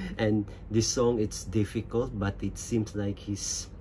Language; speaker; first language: English; non-native, local second language; Filipino